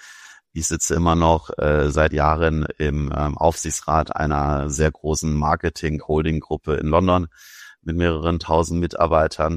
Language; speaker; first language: German; native; German